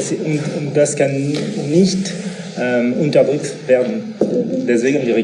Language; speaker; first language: German; non-native, learner; French